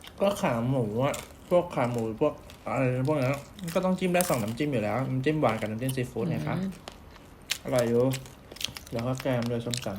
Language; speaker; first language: Thai; native; Thai